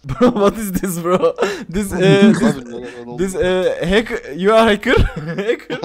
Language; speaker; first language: English; non-native, learner; Turkish